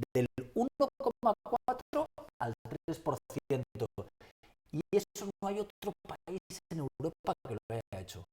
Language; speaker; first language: Spanish; native; Spanish